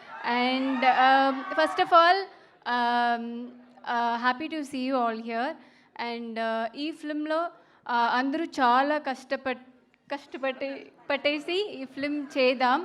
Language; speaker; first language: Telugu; non-native, learner; Tamil